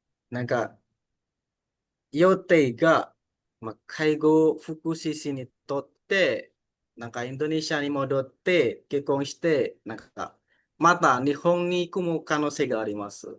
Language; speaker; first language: Japanese; non-native, learner; Indonesian